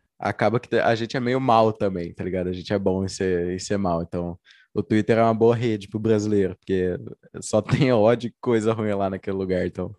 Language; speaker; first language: Portuguese; native; Portuguese